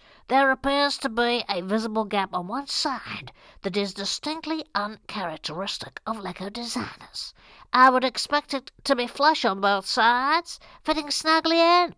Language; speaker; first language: English; native; English